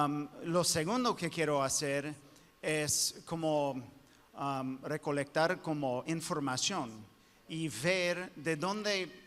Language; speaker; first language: Spanish; non-native, fluent; English